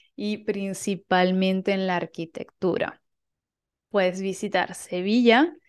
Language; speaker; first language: Spanish; native; Spanish